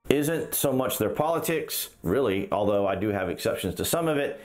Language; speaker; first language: English; native; English